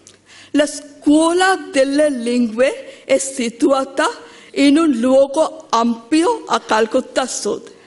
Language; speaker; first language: Italian; non-native, learner; Bangla